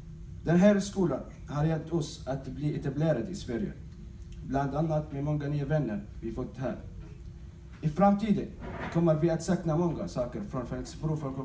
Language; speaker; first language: Swedish; non-native, learner; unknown